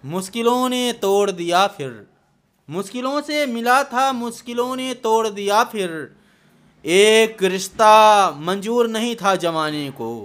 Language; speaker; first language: Hindi; native; Hindi